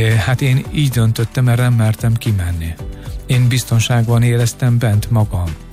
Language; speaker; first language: Hungarian; native; Hungarian